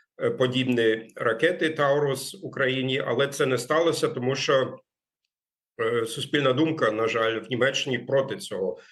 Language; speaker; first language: Ukrainian; non-native, fluent; German